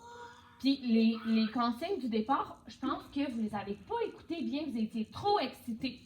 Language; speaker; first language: French; native; French